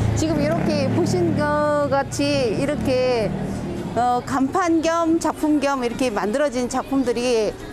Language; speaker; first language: Korean; non-native, fluent; Nepali